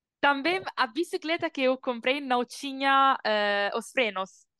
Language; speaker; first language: Portuguese; non-native, learner; Italian